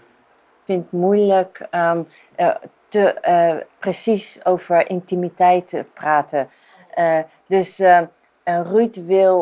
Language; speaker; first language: Dutch; non-native, fluent; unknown